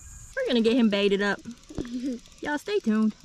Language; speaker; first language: English; native; English